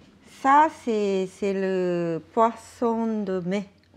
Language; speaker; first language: French; non-native, learner; Japanese